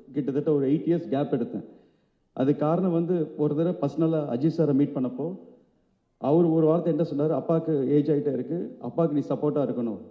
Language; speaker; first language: Tamil; native; Tamil